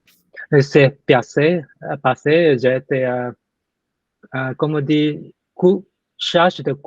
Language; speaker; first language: French; non-native, learner; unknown